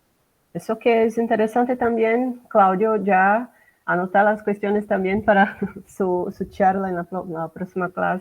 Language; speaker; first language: Spanish; non-native, learner; Portuguese